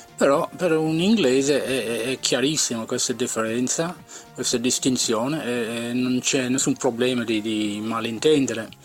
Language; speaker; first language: Italian; non-native, fluent; English